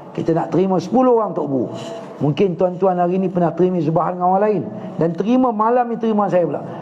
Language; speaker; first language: Malay; native; Malay